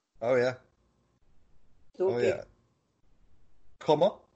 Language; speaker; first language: Spanish; non-native, learner; English